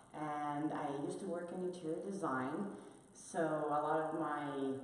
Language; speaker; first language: English; non-native, fluent; Spanish